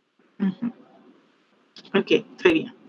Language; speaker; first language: French; non-native, fluent; Spanish